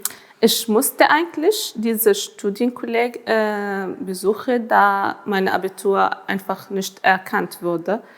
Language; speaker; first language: German; non-native, fluent; Arabic